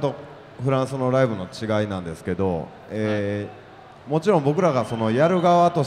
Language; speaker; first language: Japanese; native; Japanese